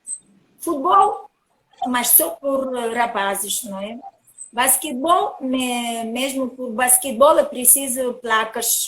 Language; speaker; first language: Portuguese; non-native, learner; Russian